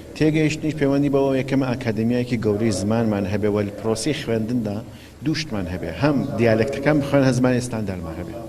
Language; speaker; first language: Central Kurdish; native; Central Kurdish